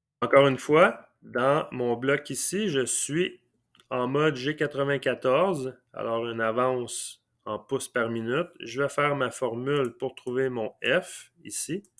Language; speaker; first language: French; native; French